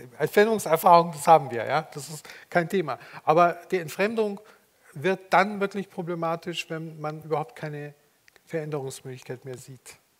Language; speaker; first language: German; early bilingual, other home language; Turkish